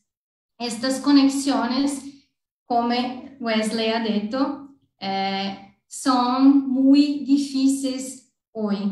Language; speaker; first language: Spanish; non-native, learner; Portuguese